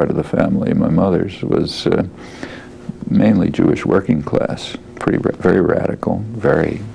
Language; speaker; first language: English; native; English